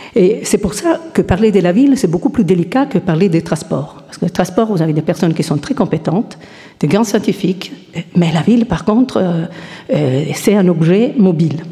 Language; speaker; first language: French; non-native, fluent; Italian